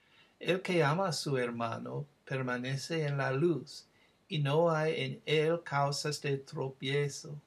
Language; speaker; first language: Spanish; non-native, fluent; English